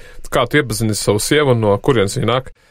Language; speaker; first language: Latvian; native; Latvian